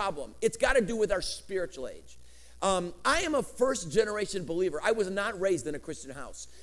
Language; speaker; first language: English; early bilingual, other home language; Greek